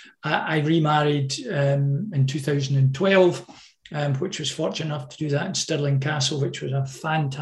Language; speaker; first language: English; native; English